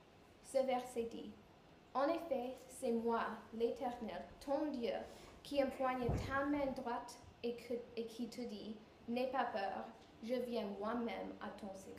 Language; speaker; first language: French; non-native, learner; English